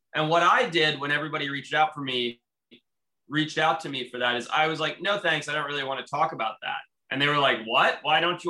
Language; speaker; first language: English; native; English